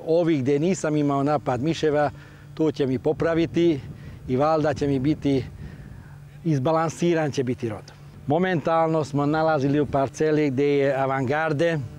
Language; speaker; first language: Croatian; non-native, local second language; Hungarian